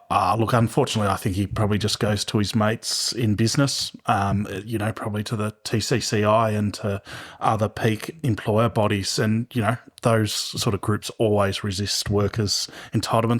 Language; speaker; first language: English; native; English